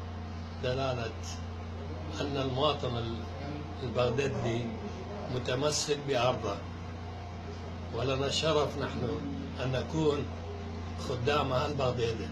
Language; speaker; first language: Arabic; non-native, local second language; Assyrian Neo-Aramaic